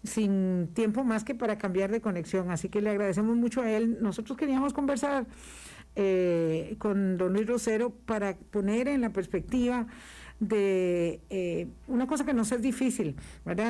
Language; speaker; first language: Spanish; native; Spanish